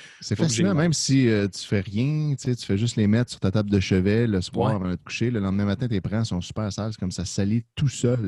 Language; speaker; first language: French; native; French